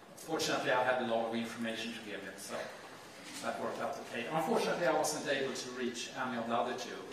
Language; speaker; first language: English; non-native, fluent; Swedish